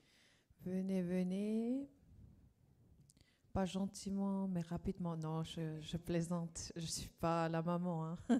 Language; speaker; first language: French; non-native, fluent; German